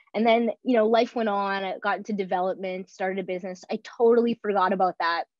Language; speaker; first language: English; native; English